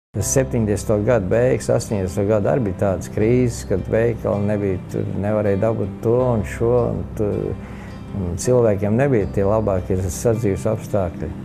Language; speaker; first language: Latvian; native; Latvian